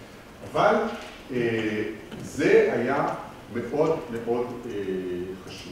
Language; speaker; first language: Hebrew; non-native, fluent; French